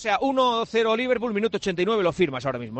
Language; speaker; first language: Spanish; native; Spanish